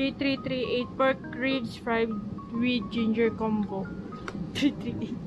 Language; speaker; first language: English; non-native, local second language; Filipino